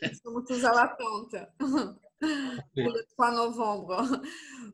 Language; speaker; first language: French; non-native, fluent; Portuguese